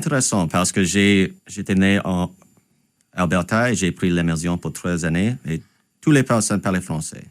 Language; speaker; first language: French; non-native, local second language; English